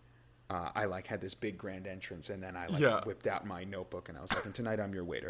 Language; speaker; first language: English; native; English